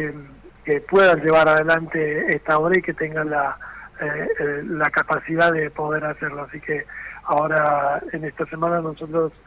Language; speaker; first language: Spanish; native; Spanish